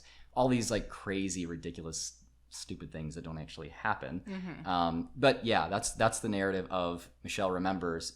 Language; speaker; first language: English; native; English